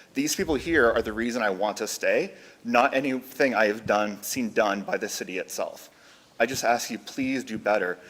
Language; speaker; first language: English; native; English